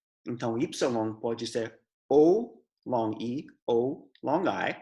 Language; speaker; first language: Portuguese; non-native, fluent; English